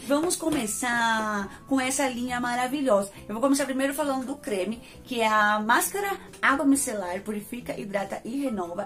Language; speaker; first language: Portuguese; native; Portuguese